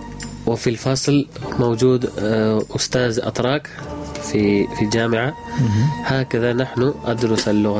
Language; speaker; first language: Arabic; non-native, learner; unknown